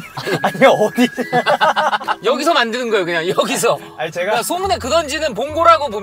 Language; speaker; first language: Korean; native; Korean